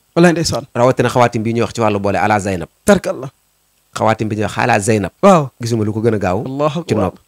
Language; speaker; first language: Wolof; native; Wolof